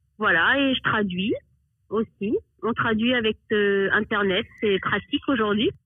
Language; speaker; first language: French; early bilingual, other home language; Arabic